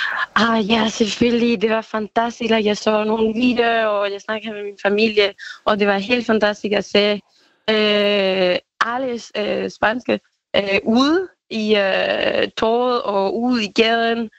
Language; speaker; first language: Danish; non-native, learner; Spanish